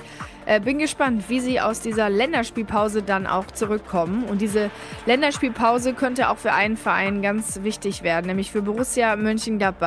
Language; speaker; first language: German; native; German